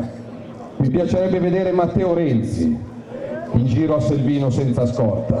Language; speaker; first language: Italian; native; Italian